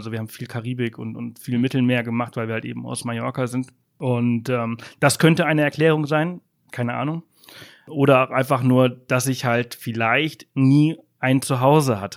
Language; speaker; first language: German; native; German